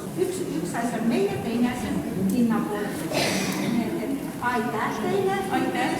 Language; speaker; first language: Estonian; non-native, local second language; Russian